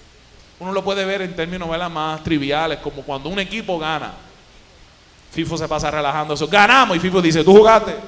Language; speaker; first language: Spanish; native; Spanish